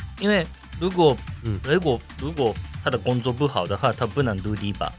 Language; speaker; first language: Chinese; non-native, learner; Japanese